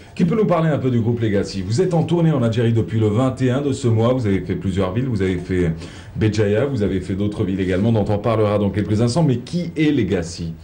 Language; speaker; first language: French; non-native, local second language; Arabic